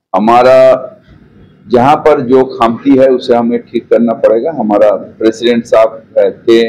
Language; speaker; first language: Hindi; non-native, local second language; Bangla